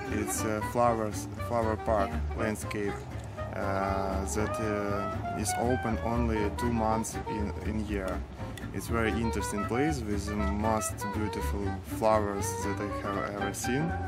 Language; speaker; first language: English; non-native, learner; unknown